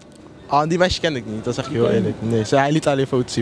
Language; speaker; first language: Dutch; native; Dutch